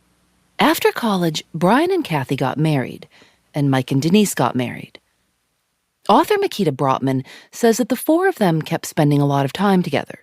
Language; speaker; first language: English; native; English